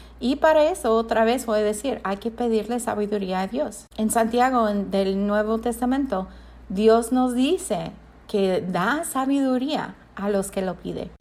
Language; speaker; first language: Spanish; non-native, fluent; English